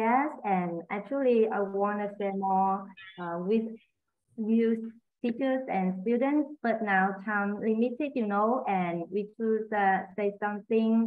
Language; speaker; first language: English; non-native, learner; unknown